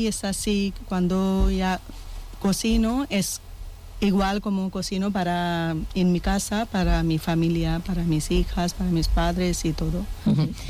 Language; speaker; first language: Spanish; non-native, learner; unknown